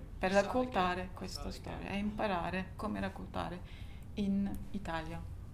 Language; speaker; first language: Italian; non-native, learner; Turkish